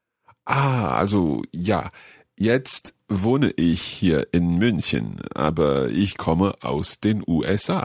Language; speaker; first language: German; non-native, learner; English